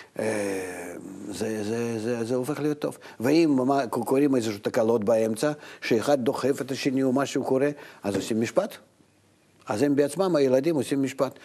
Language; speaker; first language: Hebrew; non-native, fluent; Russian